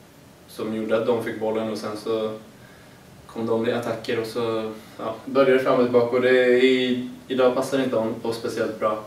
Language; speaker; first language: Swedish; native; Swedish